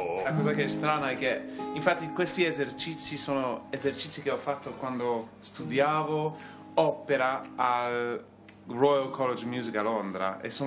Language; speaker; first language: Italian; non-native, fluent; English